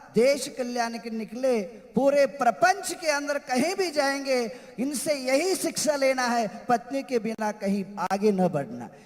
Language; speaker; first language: Hindi; non-native, local second language; Kannada